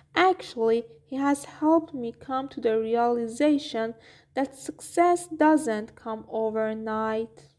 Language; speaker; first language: English; non-native, fluent; Persian